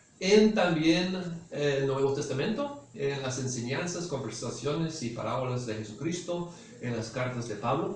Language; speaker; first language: Spanish; non-native, fluent; English